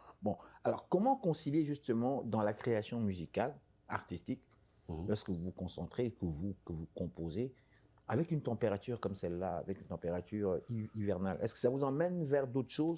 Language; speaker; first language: French; native; French